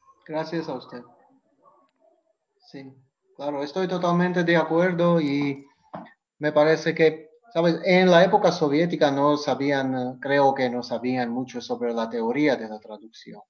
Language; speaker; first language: Spanish; non-native, fluent; Georgian